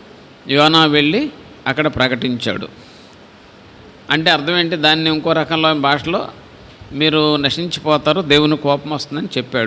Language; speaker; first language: Telugu; native; Telugu